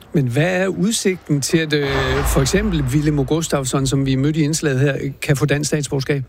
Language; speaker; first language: Danish; native; Danish